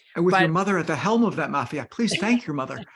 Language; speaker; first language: English; native; English